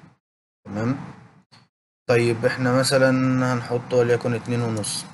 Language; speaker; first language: Arabic; native; Arabic